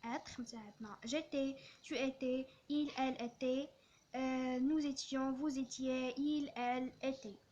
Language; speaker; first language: French; non-native, local second language; Arabic